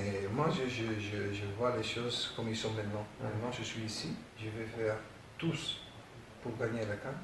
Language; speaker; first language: French; non-native, learner; Dutch